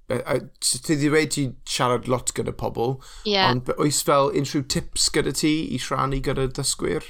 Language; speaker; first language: Welsh; non-native, local second language; English